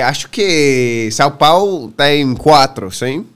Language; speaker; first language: Portuguese; non-native, learner; English